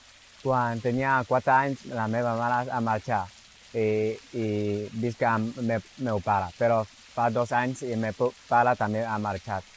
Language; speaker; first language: Catalan; non-native, learner; Chinese